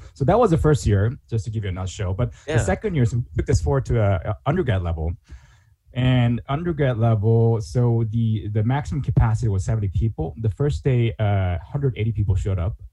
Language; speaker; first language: English; non-native, fluent; Korean